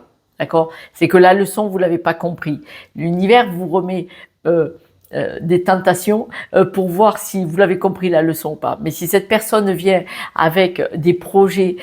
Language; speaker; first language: French; native; French